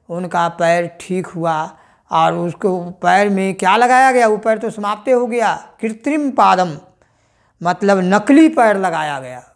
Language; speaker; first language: Hindi; native; Hindi